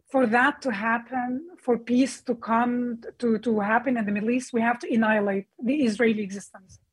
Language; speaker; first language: English; non-native, fluent; Arabic